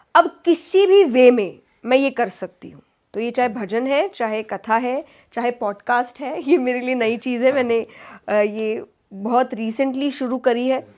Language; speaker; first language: Hindi; native; Hindi